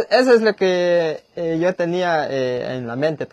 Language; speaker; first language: Spanish; non-native, local second language; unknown